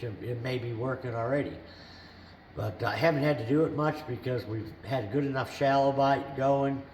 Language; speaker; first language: English; native; English